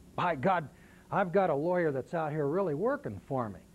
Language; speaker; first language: English; native; English